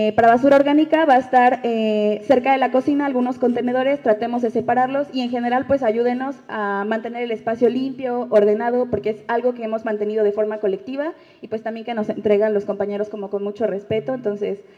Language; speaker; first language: Spanish; native; Spanish